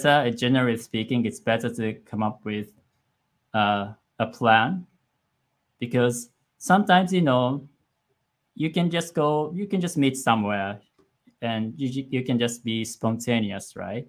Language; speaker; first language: English; non-native, fluent; Japanese